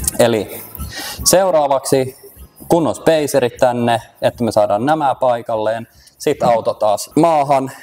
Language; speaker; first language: Finnish; early bilingual, heritage; Finnish